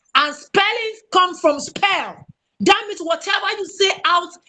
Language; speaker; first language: English; non-native, local second language; Yoruba